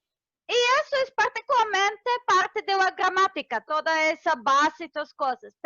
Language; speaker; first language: Spanish; non-native, fluent; Serbian